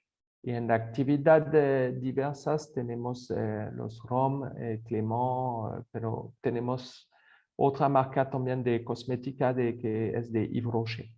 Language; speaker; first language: Spanish; non-native, fluent; French